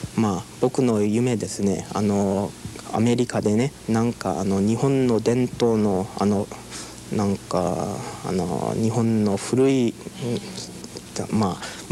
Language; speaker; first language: Japanese; early bilingual, heritage; English